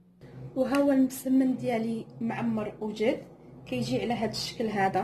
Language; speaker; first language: Arabic; native; Arabic